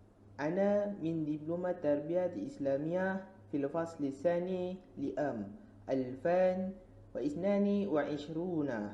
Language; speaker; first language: Arabic; non-native, learner; Malay